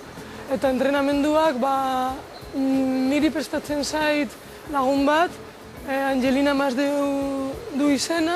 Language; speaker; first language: Basque; non-native, local second language; Spanish